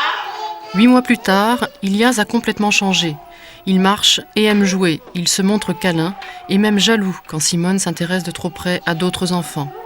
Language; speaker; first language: French; native; French